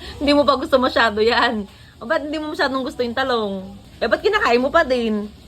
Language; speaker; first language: Filipino; non-native, local second language; Pampanga